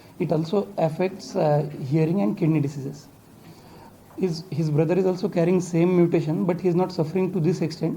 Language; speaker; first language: English; non-native, local second language; Telugu